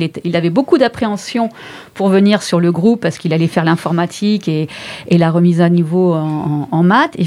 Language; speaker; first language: French; native; French